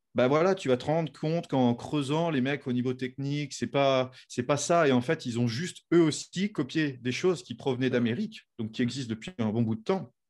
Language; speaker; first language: French; native; French